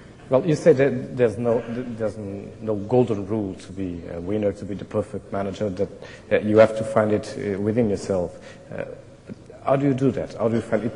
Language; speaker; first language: English; non-native, fluent; Portuguese